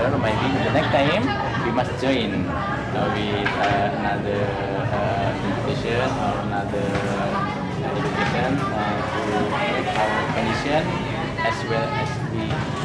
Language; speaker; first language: English; non-native, fluent; Indonesian